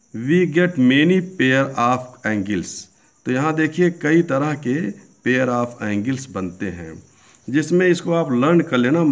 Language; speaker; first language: Hindi; native; Hindi